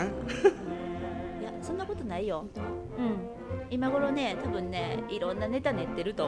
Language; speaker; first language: Japanese; native; Japanese